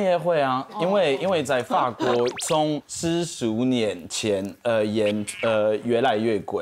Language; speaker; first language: Chinese; non-native, fluent; French